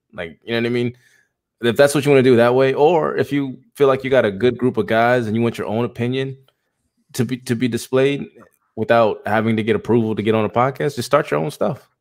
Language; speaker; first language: English; native; English